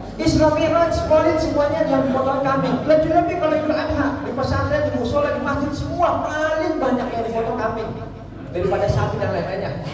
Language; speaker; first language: Indonesian; non-native, local second language; Javanese